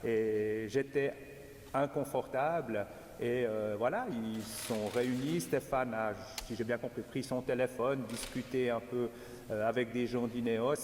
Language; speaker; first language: French; native; French